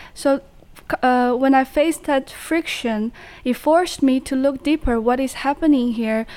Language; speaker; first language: English; non-native, fluent; Chinese